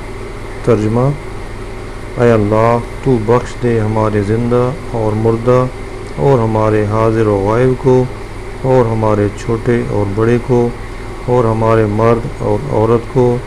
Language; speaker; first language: Urdu; native; Urdu